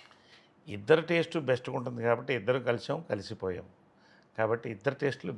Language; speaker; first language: Telugu; native; Telugu